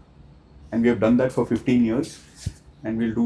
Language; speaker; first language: English; non-native, local second language; Hindi